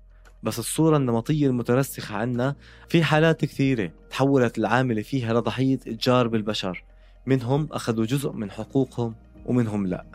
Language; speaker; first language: Arabic; native; Arabic